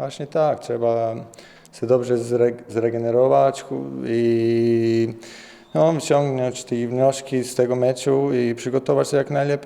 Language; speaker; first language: Polish; non-native, learner; Bosnian